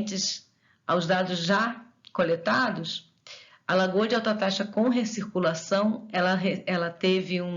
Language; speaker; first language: Portuguese; native; Portuguese